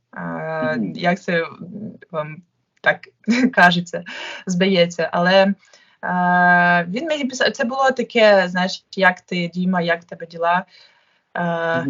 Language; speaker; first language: Ukrainian; non-native, local second language; Russian